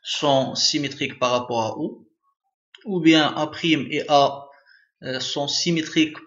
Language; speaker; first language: French; non-native, local second language; Arabic